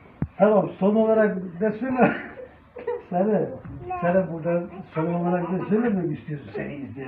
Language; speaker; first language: Turkish; native; Turkish